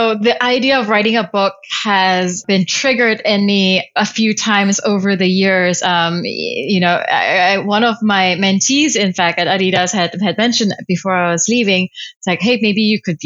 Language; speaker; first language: English; non-native, local second language; Cantonese